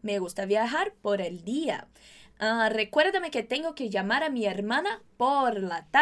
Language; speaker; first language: Spanish; non-native, fluent; Portuguese